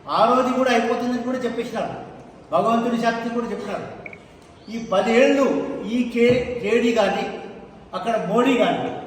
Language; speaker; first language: Telugu; non-native, local second language; Lambadi